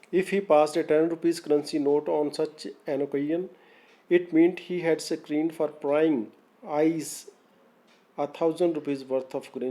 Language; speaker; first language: English; non-native, local second language; Punjabi